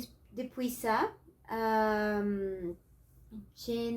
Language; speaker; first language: French; non-native, learner; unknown